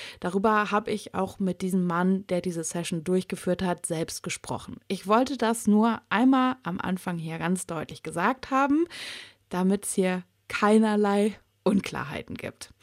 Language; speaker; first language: German; native; German